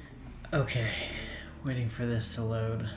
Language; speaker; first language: English; native; English